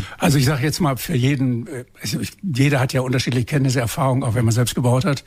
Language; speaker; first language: German; native; German